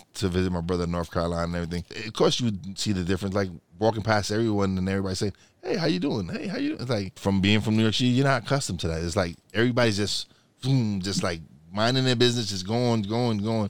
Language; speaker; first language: English; early bilingual, other home language; Spanish